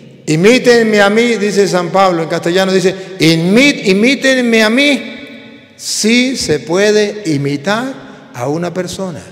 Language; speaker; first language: Spanish; native; Spanish